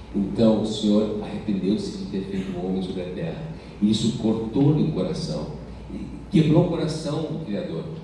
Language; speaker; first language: Portuguese; non-native, fluent; English